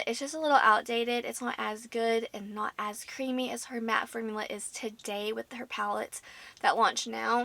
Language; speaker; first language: English; native; English